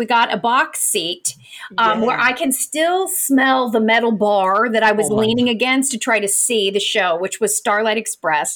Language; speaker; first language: English; native; English